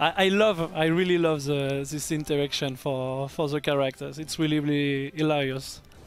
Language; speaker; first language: English; non-native, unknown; French